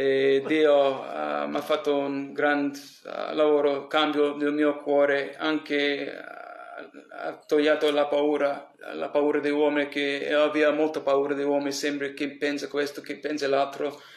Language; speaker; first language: Italian; early bilingual, heritage; English